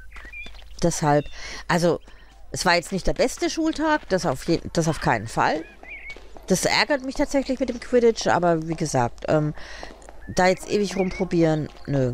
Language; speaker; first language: German; native; German